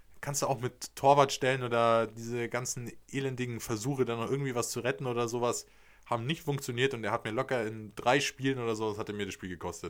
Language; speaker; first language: German; native; German